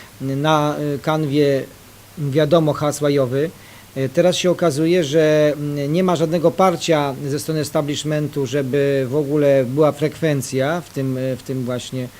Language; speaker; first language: Polish; native; Polish